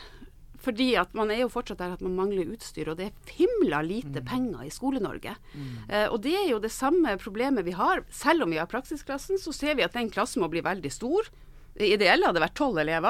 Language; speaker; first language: Norwegian; native; Norwegian